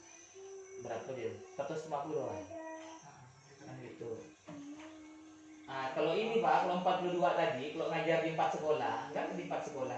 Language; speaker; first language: Malay; native; Malay